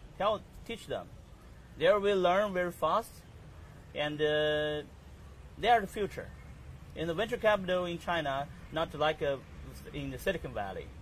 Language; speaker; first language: English; non-native, learner; Chinese